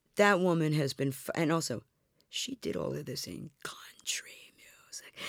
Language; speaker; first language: English; native; English